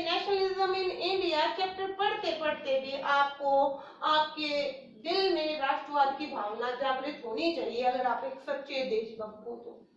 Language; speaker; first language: Hindi; native; Hindi